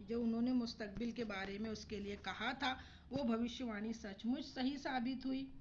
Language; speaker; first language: Hindi; non-native, local second language; Marathi